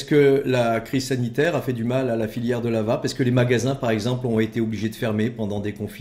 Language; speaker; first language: French; native; French